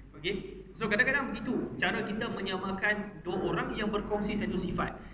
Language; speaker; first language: Malay; native; Malay